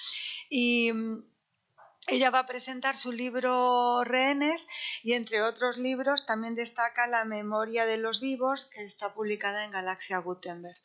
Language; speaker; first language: Spanish; native; Spanish